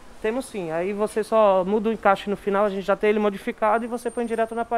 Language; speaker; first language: Portuguese; native; Portuguese